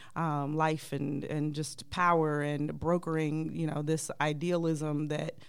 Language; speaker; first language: English; native; English